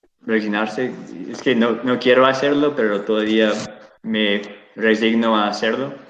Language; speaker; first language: Spanish; non-native, learner; English